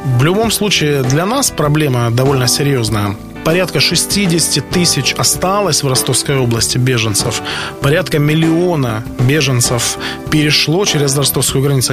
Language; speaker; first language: Russian; native; Russian